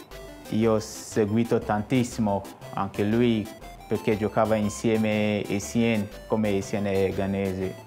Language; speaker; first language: Italian; non-native, fluent; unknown